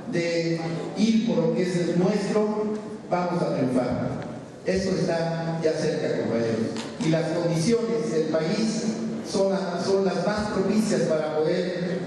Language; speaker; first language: Spanish; native; Spanish